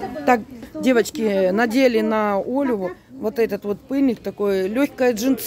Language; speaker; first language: Russian; native; Russian